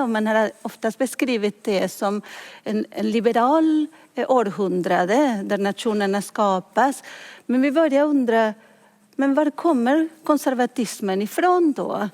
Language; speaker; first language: Swedish; non-native, fluent; Spanish